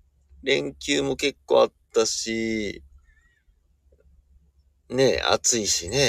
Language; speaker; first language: Japanese; native; Japanese